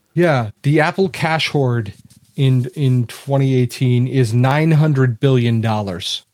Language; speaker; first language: English; native; English